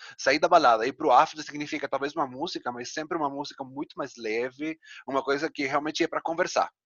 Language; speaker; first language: Portuguese; non-native, fluent; Spanish